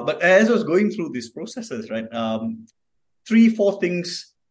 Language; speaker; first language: English; non-native, local second language; Tamil